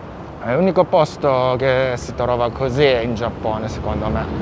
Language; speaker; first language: Italian; non-native, fluent; Japanese